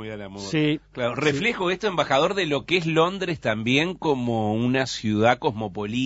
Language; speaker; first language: Spanish; native; Spanish